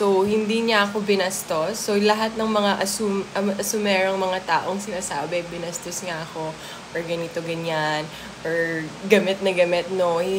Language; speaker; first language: Filipino; non-native, local second language; Pampanga